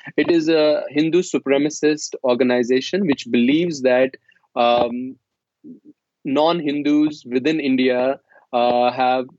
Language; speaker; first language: English; non-native, local second language; Kashmiri